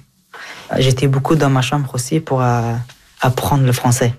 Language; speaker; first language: French; early bilingual, other home language; Persian